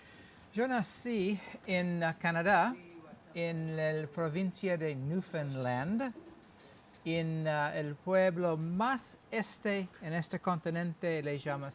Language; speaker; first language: Spanish; non-native, learner; English